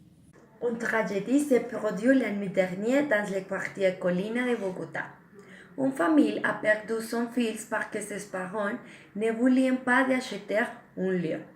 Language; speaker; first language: French; non-native, learner; Spanish